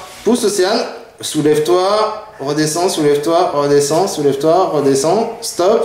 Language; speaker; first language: French; native; French